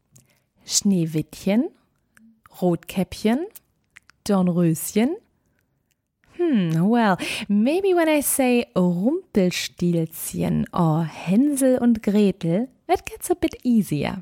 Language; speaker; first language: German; native; German